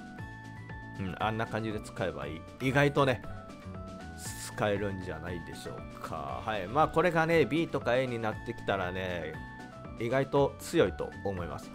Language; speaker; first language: Japanese; native; Japanese